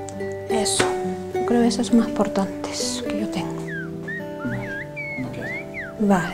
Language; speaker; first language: Spanish; non-native, learner; Finnish